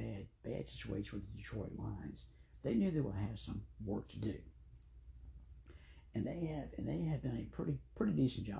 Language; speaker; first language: English; native; English